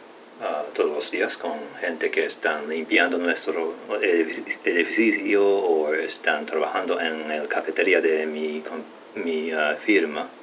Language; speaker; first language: Spanish; non-native, learner; Japanese